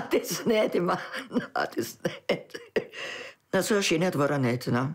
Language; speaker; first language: German; native; German